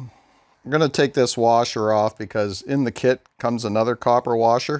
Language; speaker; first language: English; native; English